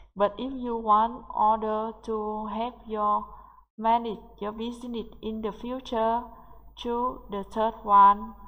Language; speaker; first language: English; non-native, learner; Vietnamese